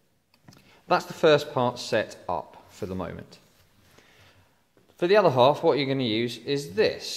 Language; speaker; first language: English; native; English